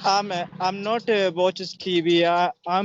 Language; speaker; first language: English; non-native, learner; Hindi